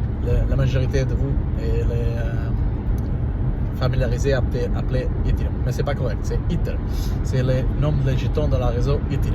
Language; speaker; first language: French; non-native, learner; Portuguese